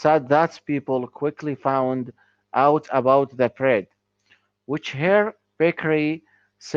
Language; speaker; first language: English; non-native, learner; Arabic